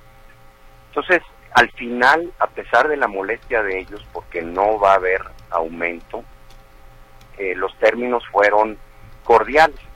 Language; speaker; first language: Spanish; native; Spanish